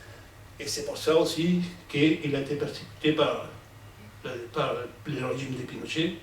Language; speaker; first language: French; non-native, fluent; Spanish